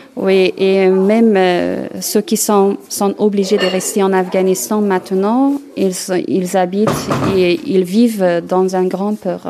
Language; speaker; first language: French; non-native, learner; Persian